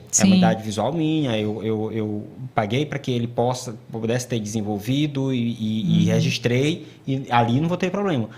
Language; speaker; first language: Portuguese; native; Portuguese